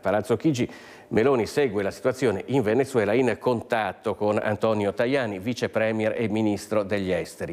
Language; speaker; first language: Italian; native; Italian